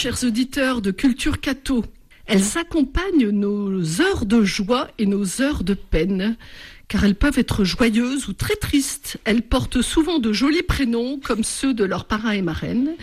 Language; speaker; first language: French; native; French